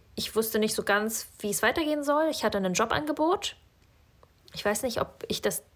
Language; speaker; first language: German; early bilingual, other home language; Russian